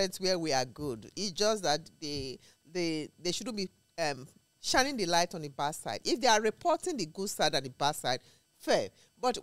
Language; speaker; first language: English; non-native, local second language; Esan